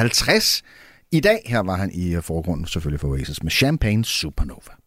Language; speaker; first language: Danish; native; Danish